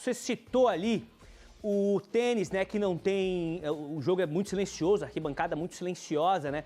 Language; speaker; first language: Portuguese; native; Portuguese